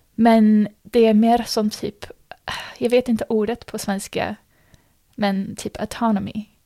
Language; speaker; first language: Swedish; non-native, fluent; English